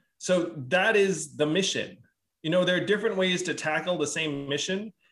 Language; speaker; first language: English; native; English